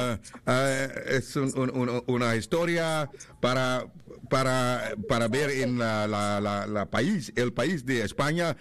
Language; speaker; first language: Spanish; non-native, learner; Dutch